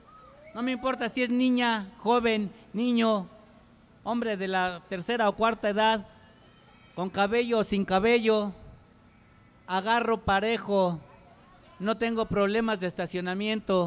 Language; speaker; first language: Spanish; native; Spanish